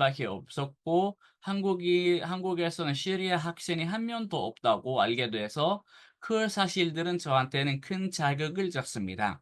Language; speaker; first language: Korean; non-native, fluent; Arabic